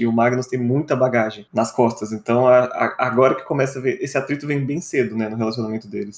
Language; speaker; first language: Portuguese; native; Portuguese